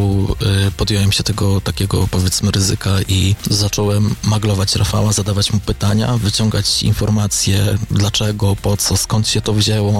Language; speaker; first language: Polish; native; Polish